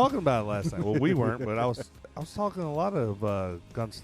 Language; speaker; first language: English; native; English